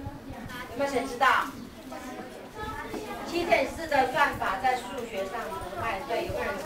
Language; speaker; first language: Chinese; native; Chinese